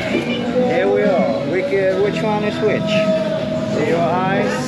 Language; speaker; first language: English; non-native, fluent; Swedish